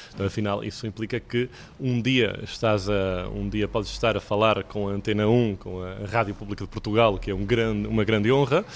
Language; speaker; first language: Portuguese; early bilingual, heritage; Portuguese